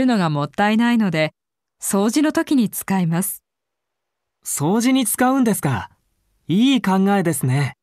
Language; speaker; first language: Japanese; non-native, learner; Filipino